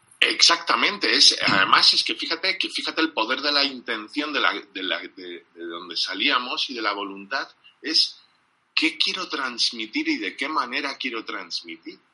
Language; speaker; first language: Spanish; non-native, fluent; English